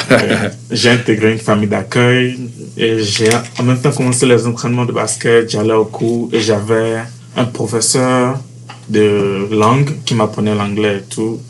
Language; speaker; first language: French; native; French